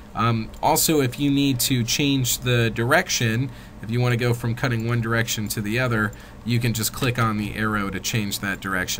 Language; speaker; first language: English; native; English